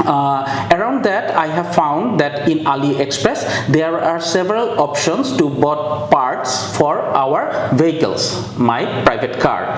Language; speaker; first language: English; non-native, fluent; Bangla